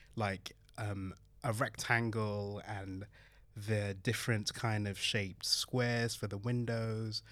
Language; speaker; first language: English; early bilingual, other home language; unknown